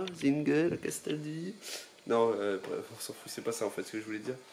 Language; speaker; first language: French; native; French